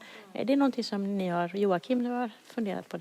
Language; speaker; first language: Swedish; native; Swedish